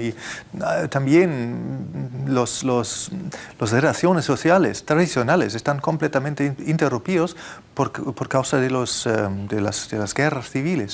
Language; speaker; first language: Spanish; non-native, fluent; German